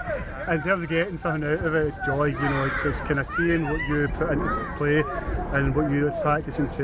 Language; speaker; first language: English; native; English